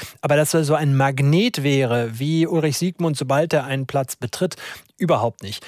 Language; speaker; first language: German; native; German